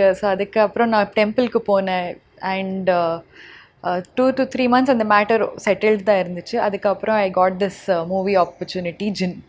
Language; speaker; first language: Tamil; non-native, learner; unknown